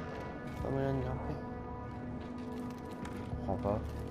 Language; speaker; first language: French; native; French